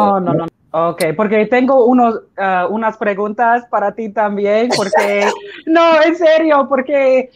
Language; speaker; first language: Spanish; non-native, learner; English